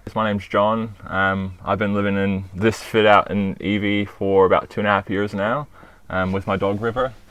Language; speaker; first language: English; early bilingual, other home language; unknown